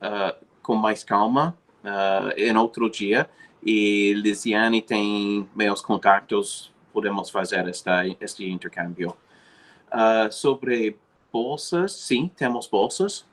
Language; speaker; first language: Portuguese; non-native, fluent; English